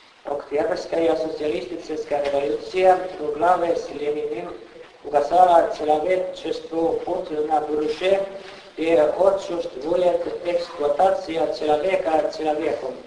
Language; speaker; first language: Russian; non-native, fluent; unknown